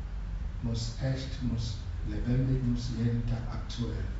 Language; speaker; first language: German; non-native, learner; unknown